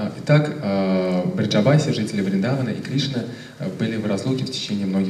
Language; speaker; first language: Russian; native; Russian